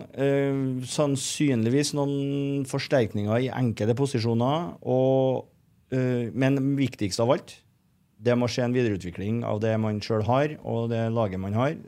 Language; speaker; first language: Norwegian; native; Norwegian